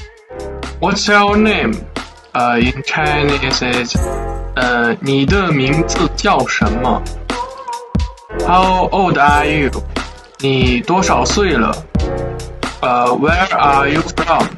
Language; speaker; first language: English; non-native, learner; Chinese